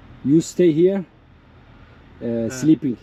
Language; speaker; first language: English; non-native, learner; Turkish